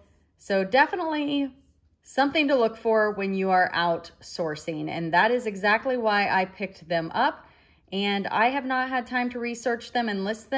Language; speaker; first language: English; native; English